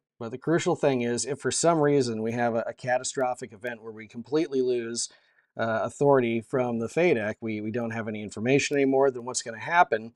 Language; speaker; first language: English; native; English